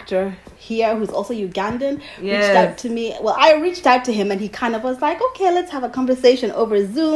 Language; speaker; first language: English; non-native, local second language; Ganda